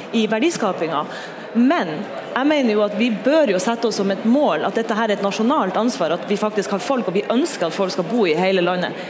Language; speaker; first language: Norwegian; native; Norwegian